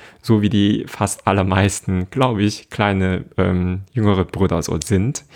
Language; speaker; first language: German; non-native, fluent; Korean